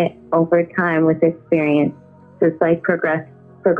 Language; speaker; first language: English; native; English